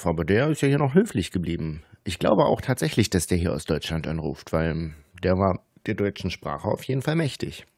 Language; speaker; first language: German; native; German